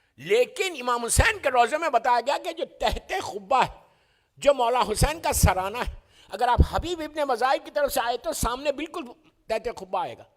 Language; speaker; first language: Urdu; native; Urdu